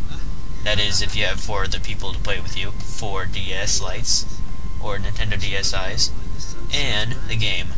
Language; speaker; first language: English; native; English